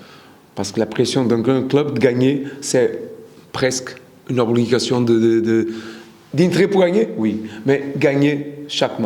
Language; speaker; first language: French; non-native, learner; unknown